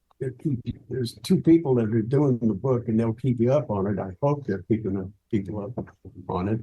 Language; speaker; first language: English; native; English